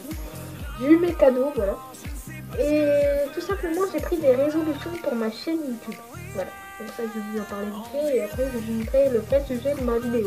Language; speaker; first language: French; native; French